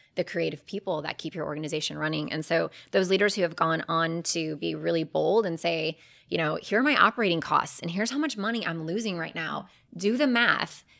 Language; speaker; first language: English; native; English